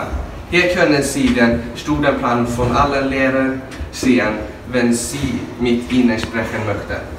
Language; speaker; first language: German; non-native, learner; Swedish